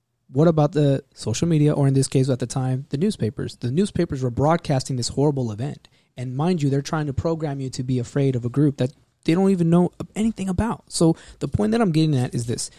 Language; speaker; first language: English; native; English